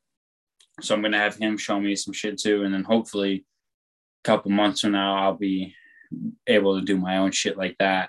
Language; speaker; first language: English; native; English